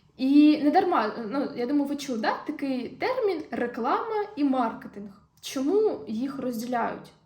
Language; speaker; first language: Ukrainian; non-native, local second language; Russian